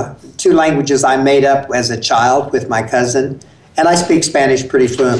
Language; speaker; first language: English; native; English